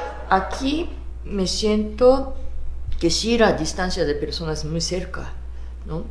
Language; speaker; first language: Spanish; non-native, fluent; Japanese